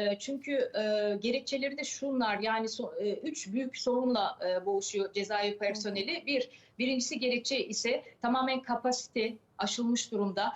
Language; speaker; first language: Turkish; early bilingual, other home language; French